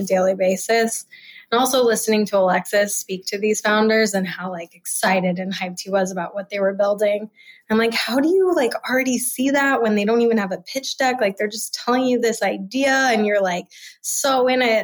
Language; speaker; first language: English; native; English